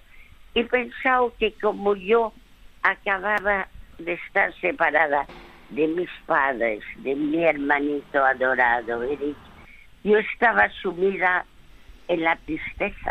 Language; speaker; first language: Spanish; early bilingual, other home language; French